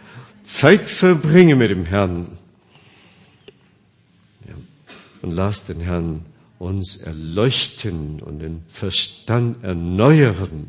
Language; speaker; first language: German; non-native, fluent; Korean